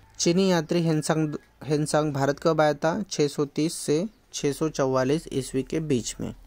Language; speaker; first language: Hindi; non-native, local second language; Marathi